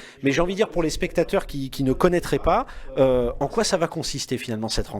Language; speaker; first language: French; native; French